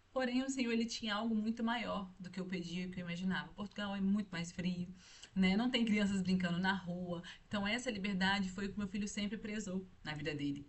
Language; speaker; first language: Portuguese; native; Portuguese